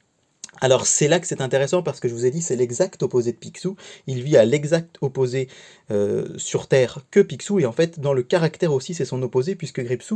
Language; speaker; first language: French; native; French